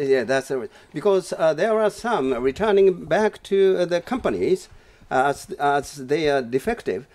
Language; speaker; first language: English; non-native, fluent; Japanese